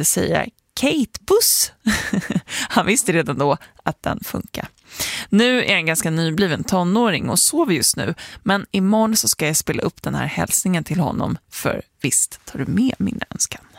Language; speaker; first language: Swedish; native; Swedish